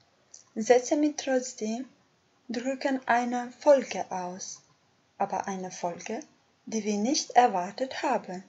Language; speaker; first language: German; non-native, fluent; Albanian